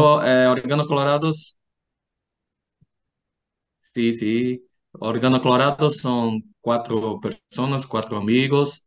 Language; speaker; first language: Spanish; non-native, fluent; Portuguese